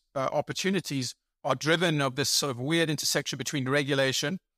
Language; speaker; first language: English; native; English